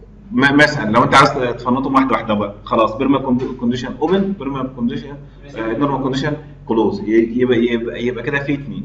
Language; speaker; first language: Arabic; native; Arabic